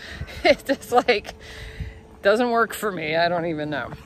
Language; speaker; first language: English; native; English